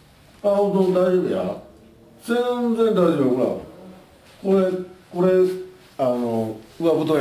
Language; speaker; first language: Japanese; native; Japanese